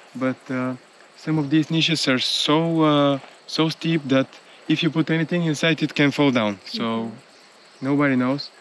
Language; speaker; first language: English; non-native, fluent; Bulgarian